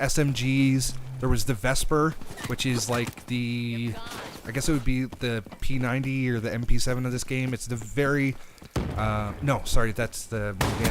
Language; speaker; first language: English; native; English